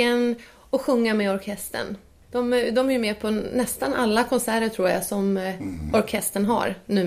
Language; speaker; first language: Swedish; native; Swedish